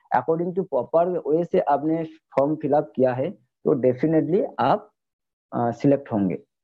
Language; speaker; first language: Hindi; non-native, local second language; Bangla